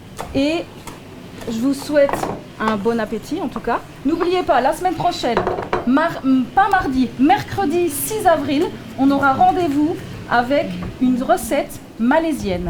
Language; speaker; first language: French; native; French